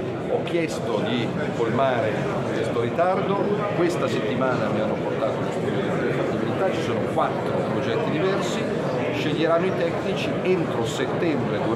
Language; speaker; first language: Italian; native; Italian